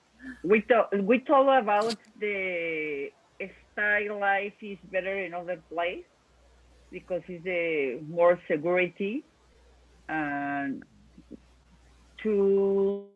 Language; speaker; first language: English; non-native, learner; Spanish